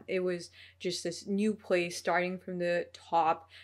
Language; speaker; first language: English; early bilingual, other home language; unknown